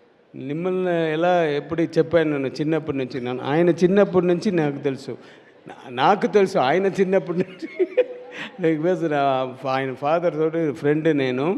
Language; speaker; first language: Telugu; non-native, learner; Tamil